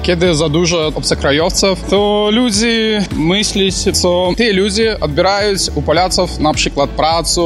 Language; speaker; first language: Polish; non-native, learner; Belarusian